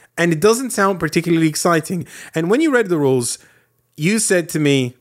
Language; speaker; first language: English; non-native, fluent; Lithuanian